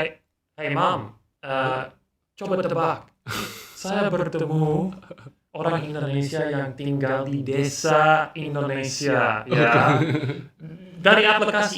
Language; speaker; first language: Indonesian; non-native, learner; English